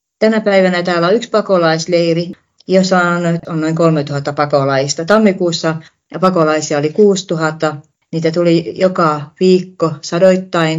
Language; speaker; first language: Finnish; native; Finnish